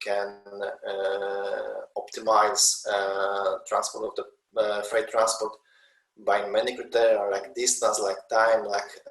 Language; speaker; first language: English; non-native, learner; Polish